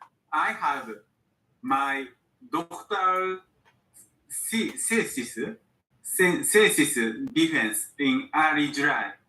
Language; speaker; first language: English; non-native, learner; Japanese